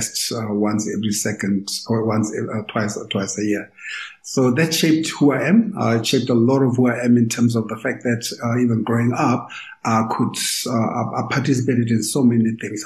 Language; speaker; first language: English; non-native, local second language; Tswana